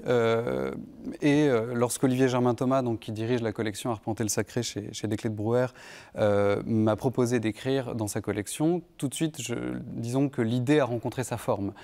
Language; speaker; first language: French; native; French